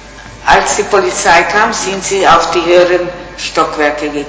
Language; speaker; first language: German; non-native, fluent; Italian